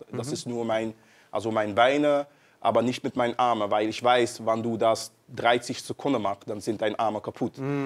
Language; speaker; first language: German; non-native, learner; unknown